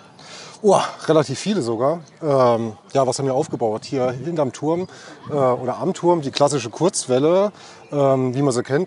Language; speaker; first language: German; native; German